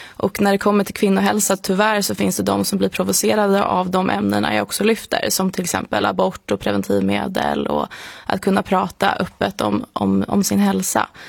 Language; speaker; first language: Swedish; native; Swedish